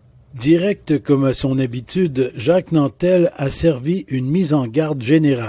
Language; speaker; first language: French; native; French